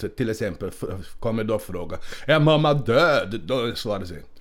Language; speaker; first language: Swedish; non-native, fluent; Portuguese